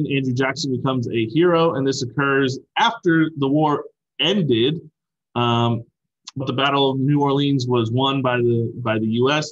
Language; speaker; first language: English; native; English